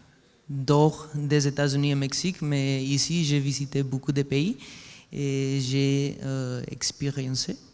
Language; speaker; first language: French; non-native, learner; Spanish